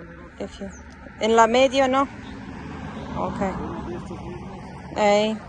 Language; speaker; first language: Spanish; early bilingual, heritage; English